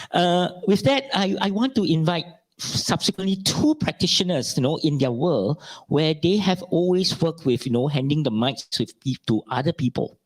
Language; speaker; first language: English; non-native, local second language; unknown